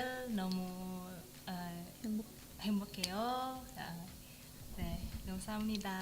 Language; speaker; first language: Korean; non-native, learner; Indonesian